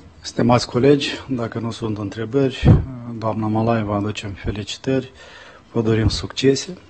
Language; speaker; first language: Romanian; native; Romanian